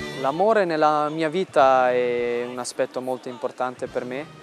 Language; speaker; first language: Italian; non-native, fluent; German